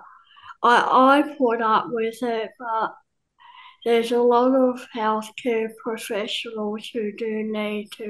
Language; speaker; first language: English; native; English